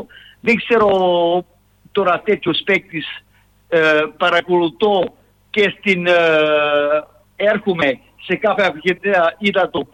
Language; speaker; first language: Greek; non-native, fluent; Serbian